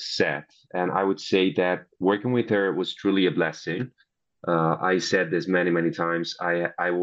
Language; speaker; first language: English; non-native, fluent; Italian